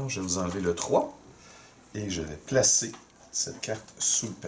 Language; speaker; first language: French; native; French